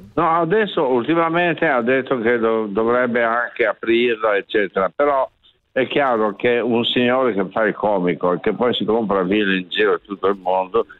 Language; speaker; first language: Italian; native; Italian